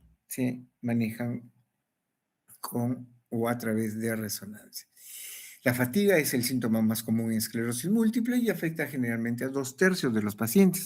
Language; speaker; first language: Spanish; native; Spanish